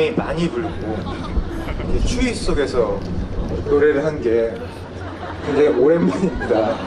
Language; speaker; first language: Korean; native; Korean